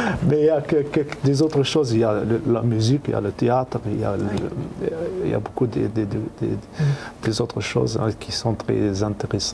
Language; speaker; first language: French; non-native, learner; Arabic